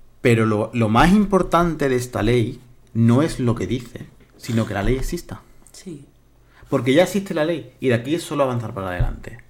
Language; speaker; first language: Spanish; native; Spanish